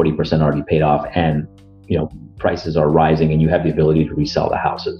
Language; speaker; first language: English; native; English